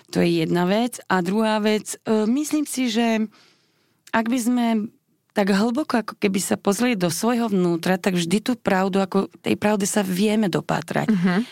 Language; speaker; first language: Slovak; non-native, local second language; Hungarian